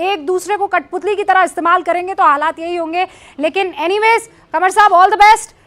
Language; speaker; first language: Hindi; native; Hindi